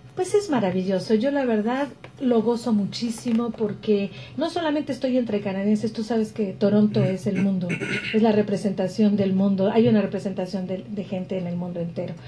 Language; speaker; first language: Spanish; native; Spanish